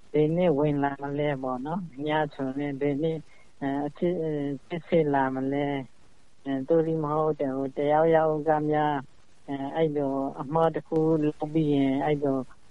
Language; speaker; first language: Burmese; native; Burmese